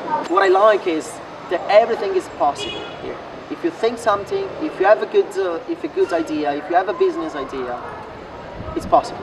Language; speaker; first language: English; non-native, fluent; Italian